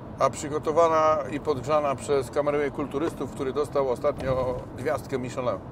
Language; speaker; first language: Polish; native; Polish